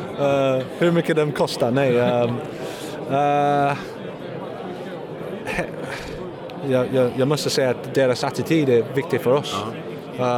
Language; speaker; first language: Swedish; non-native, learner; English